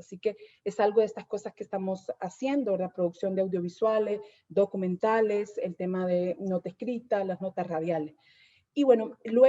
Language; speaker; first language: Spanish; native; Spanish